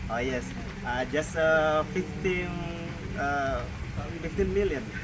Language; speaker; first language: English; non-native, learner; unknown